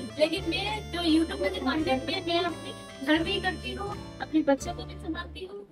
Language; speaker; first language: Hindi; non-native, local second language; Bangla